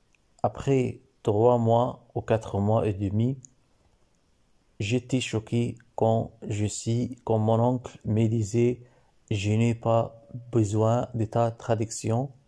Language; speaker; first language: French; non-native, learner; Arabic